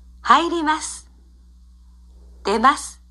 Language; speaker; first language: Japanese; non-native, learner; Indonesian